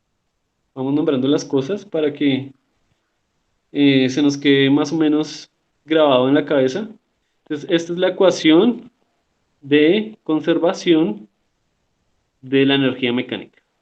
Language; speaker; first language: Spanish; native; Spanish